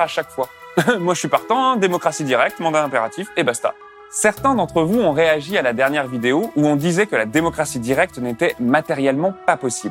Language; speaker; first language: French; native; French